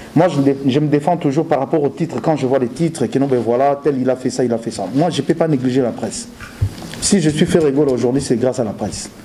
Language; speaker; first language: French; non-native, local second language; Lingala